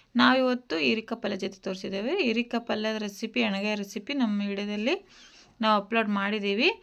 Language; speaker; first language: Kannada; native; Kannada